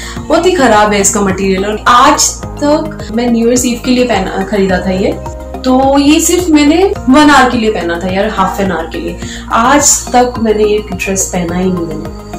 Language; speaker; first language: Hindi; non-native, local second language; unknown